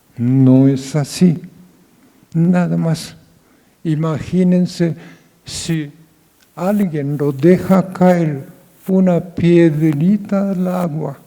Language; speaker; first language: Spanish; non-native, fluent; Japanese